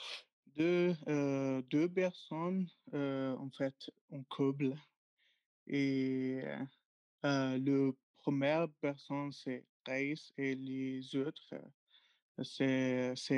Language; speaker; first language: French; non-native, learner; Arabic